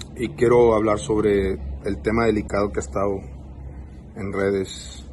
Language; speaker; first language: Spanish; early bilingual, heritage; Spanish